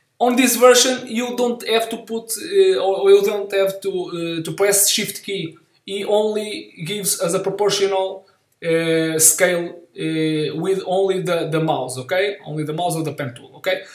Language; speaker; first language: English; non-native, learner; Portuguese